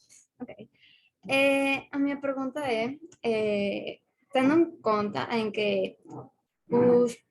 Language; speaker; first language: Portuguese; non-native, fluent; Spanish